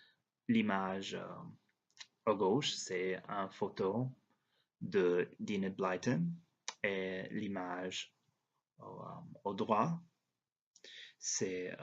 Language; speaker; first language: French; non-native, learner; English